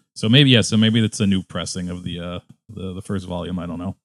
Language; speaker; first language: English; native; English